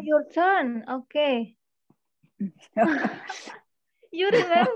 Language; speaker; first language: English; non-native, learner; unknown